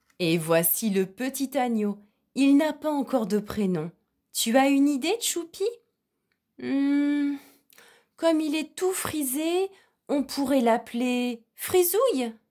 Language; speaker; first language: French; native; French